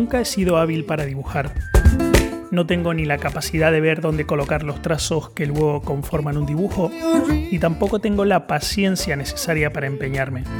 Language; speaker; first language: Spanish; native; Spanish